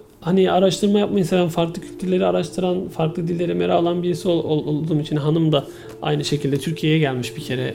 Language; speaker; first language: Turkish; native; Turkish